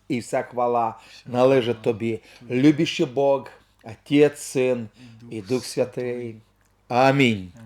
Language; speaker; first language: Ukrainian; non-native, local second language; Russian